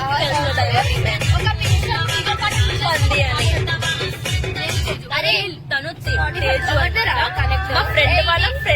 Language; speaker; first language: Telugu; non-native, local second language; Hindi